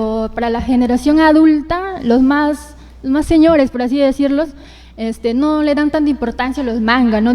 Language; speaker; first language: Spanish; native; Spanish